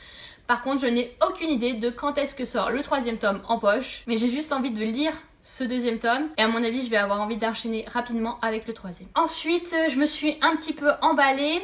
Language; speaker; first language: French; native; French